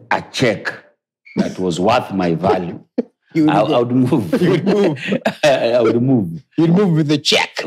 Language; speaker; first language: English; non-native, local second language; Luo (Kenya and Tanzania)